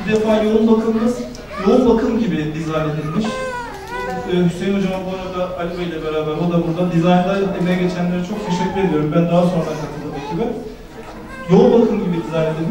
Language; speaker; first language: Turkish; native; Turkish